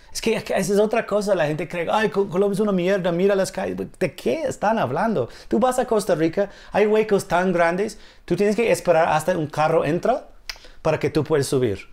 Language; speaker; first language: Spanish; non-native, fluent; English